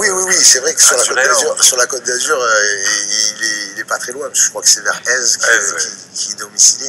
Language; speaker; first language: French; native; French